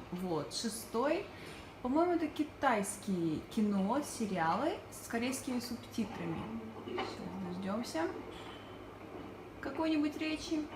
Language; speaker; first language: Russian; native; Russian